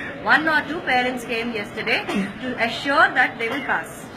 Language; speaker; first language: English; non-native, local second language; Tamil